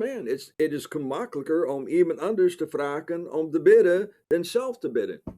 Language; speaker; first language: Dutch; non-native, fluent; English